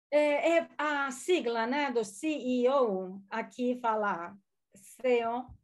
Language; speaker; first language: Portuguese; non-native, local second language; German